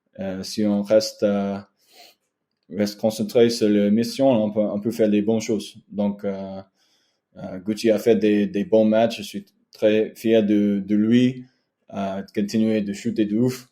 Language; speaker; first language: French; non-native, learner; English